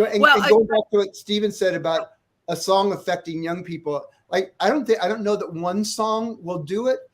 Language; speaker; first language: English; native; English